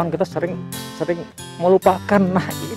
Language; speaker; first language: Indonesian; native; Indonesian